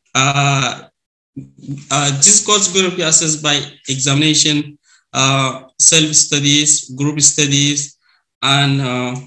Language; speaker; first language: English; non-native, learner; Arabic